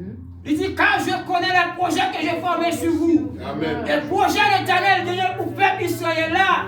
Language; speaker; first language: French; non-native, local second language; Haitian Creole